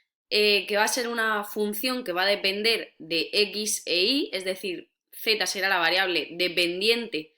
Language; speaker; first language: Spanish; native; Spanish